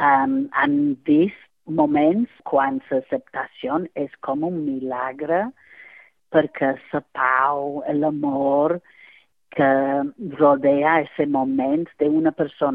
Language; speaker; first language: Catalan; non-native, fluent; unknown